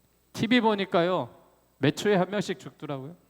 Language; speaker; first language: Korean; native; Korean